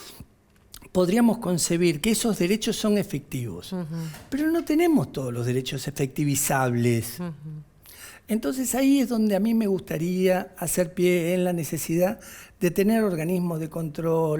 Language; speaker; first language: Spanish; native; Spanish